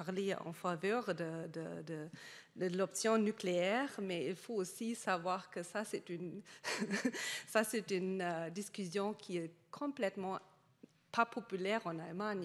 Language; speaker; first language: French; non-native, fluent; German